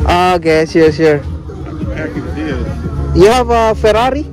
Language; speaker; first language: English; non-native, learner; Indonesian